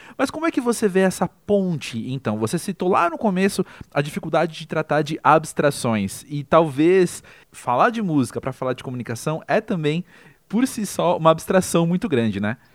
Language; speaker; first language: Portuguese; native; Portuguese